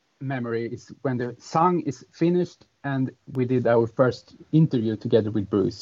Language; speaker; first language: English; non-native, fluent; Swedish